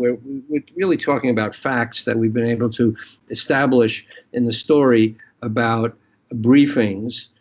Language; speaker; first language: English; native; English